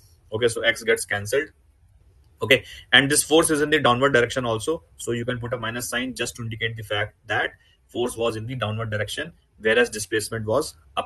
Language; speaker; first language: English; non-native, local second language; Hindi